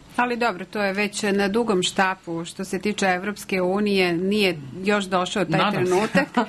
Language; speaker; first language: Serbian; native; Serbian